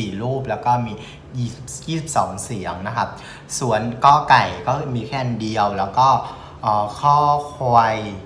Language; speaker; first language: Thai; non-native, fluent; Vietnamese